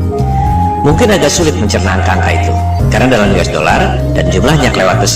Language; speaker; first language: Indonesian; native; Indonesian